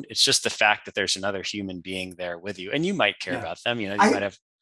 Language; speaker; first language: English; native; English